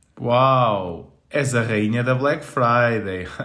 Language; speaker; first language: Portuguese; native; Portuguese